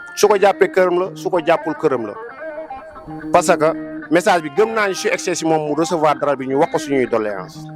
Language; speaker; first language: Wolof; non-native, local second language; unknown